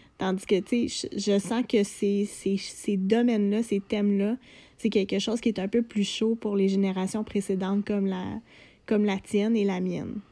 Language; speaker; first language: French; native; French